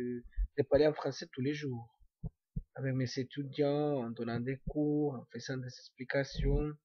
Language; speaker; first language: French; non-native, fluent; Spanish